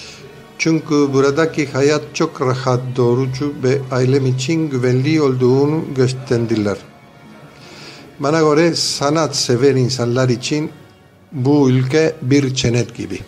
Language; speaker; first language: Turkish; non-native, fluent; Spanish